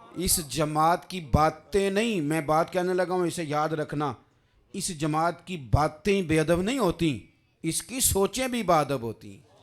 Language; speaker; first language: Urdu; non-native, local second language; Punjabi